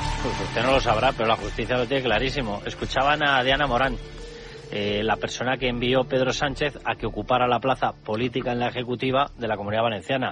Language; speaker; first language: Spanish; native; Spanish